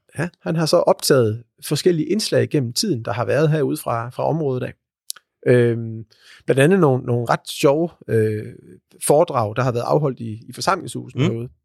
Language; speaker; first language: Danish; native; Danish